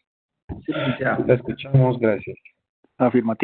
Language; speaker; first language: Spanish; native; Spanish